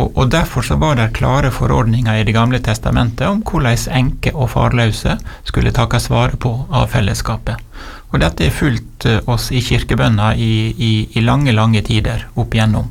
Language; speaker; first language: Norwegian; native; Norwegian